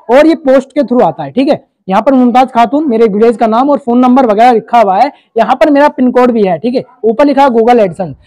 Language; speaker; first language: Hindi; native; Hindi